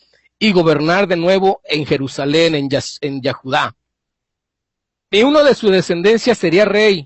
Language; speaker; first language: Spanish; native; Spanish